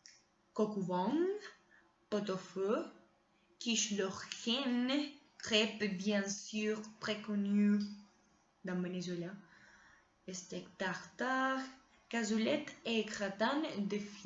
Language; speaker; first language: French; non-native, learner; Spanish